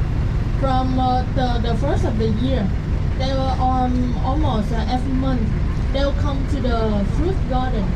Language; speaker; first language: English; non-native, fluent; Vietnamese